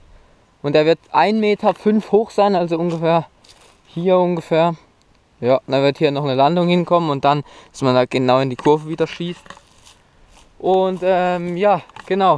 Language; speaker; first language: German; native; German